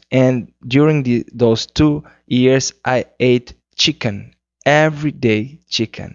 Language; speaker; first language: English; non-native, fluent; Kabuverdianu